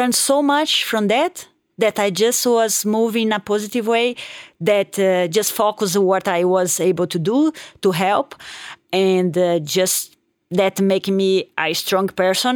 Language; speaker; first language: English; non-native, fluent; Portuguese